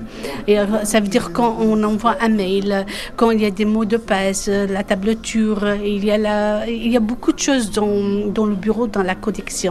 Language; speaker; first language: French; non-native, fluent; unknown